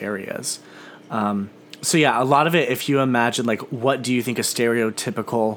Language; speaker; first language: English; native; English